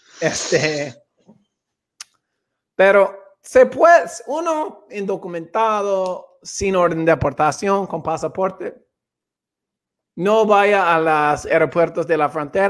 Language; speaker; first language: Spanish; non-native, fluent; English